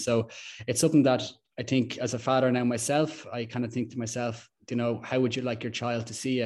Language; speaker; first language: English; native; English